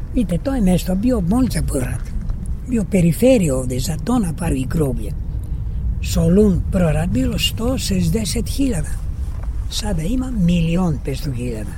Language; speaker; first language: Serbian; early bilingual, heritage; Serbian